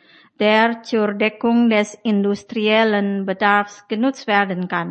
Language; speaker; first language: German; non-native, fluent; Indonesian